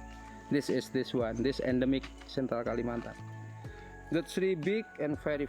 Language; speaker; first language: English; non-native, learner; Indonesian